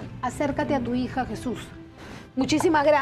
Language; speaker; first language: Spanish; native; Spanish